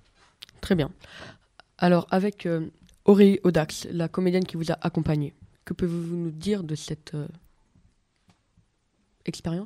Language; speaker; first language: French; native; French